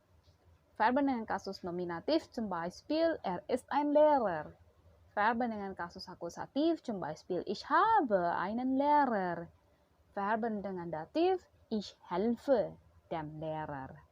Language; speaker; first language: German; non-native, fluent; Indonesian